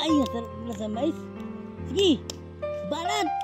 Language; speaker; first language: Filipino; non-native, local second language; Cebuano